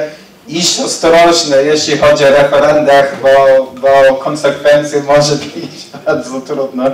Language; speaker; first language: Polish; non-native, learner; English